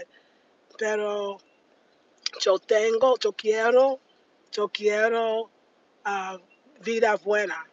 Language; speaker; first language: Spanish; non-native, learner; English